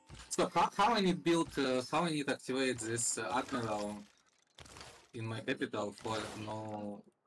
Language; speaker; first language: English; non-native, learner; Russian